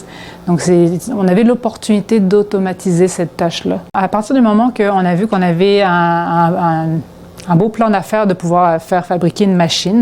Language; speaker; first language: French; native; French